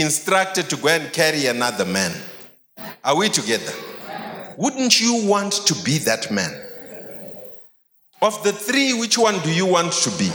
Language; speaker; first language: English; non-native, local second language; Shona